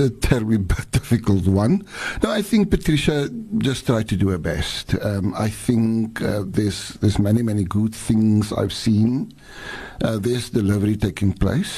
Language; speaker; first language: English; non-native, local second language; Afrikaans